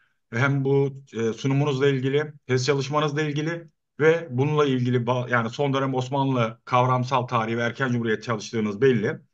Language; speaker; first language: Turkish; native; Turkish